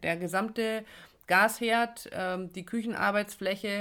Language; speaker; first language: German; native; German